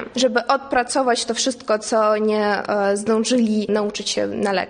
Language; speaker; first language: Polish; non-native, learner; Ukrainian